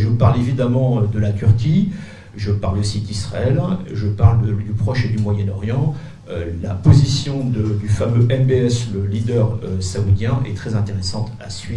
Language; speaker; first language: French; native; French